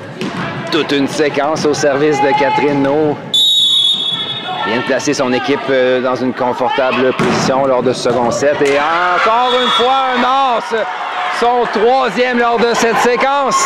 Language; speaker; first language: French; native; French